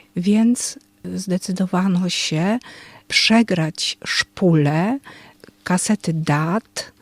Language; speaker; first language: Polish; native; Polish